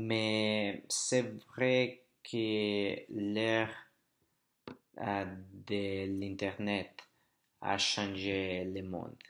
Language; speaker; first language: French; non-native, learner; Spanish